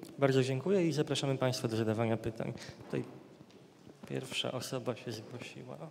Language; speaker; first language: Polish; native; Polish